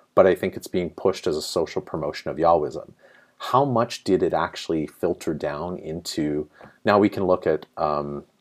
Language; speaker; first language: English; native; English